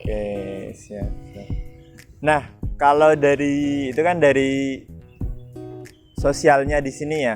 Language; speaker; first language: Indonesian; native; Indonesian